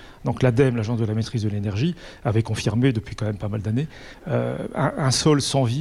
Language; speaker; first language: French; native; French